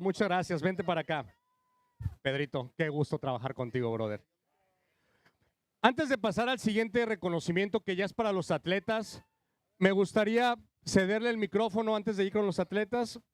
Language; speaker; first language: Spanish; native; Spanish